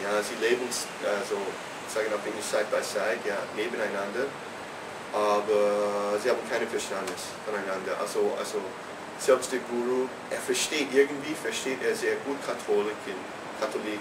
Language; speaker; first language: German; non-native, fluent; English